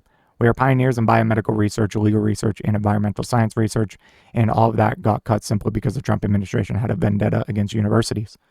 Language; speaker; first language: English; native; English